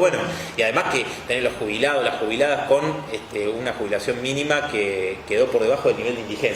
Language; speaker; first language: Spanish; native; Spanish